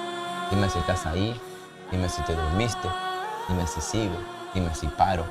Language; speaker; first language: Spanish; native; Spanish